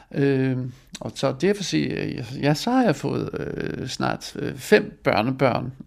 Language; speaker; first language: Danish; non-native, fluent; Dutch